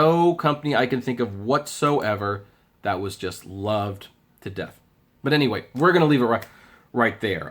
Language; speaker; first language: English; native; English